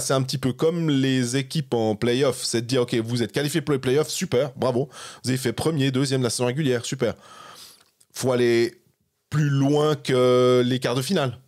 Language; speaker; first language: French; native; French